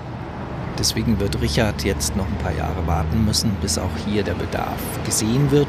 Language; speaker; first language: German; native; German